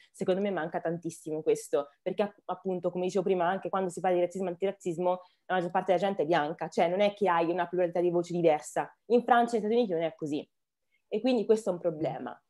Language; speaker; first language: Italian; early bilingual, other home language; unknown